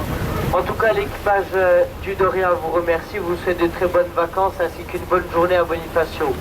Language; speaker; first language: French; native; French